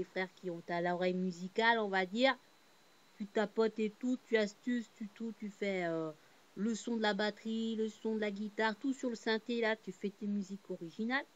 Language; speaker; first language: French; native; French